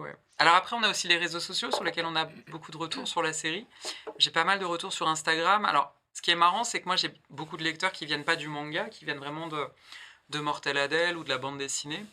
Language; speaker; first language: French; native; French